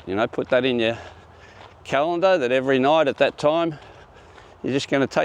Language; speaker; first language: English; native; English